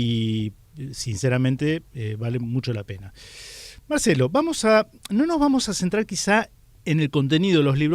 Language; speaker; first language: Spanish; native; Spanish